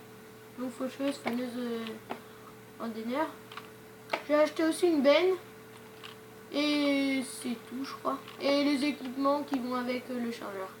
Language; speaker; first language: French; native; French